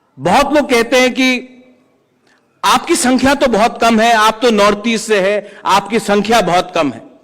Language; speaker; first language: Hindi; non-native, local second language; Kok Borok